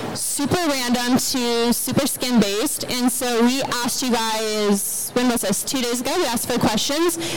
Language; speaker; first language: English; native; English